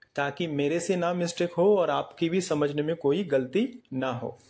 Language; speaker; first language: Hindi; non-native, local second language; Marathi